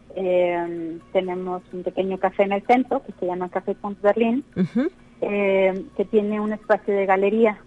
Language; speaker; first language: Spanish; native; Spanish